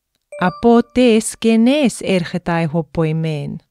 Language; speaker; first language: Greek; non-native, learner; English